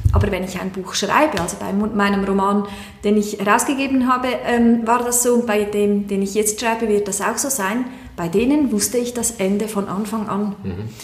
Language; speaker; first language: German; native; German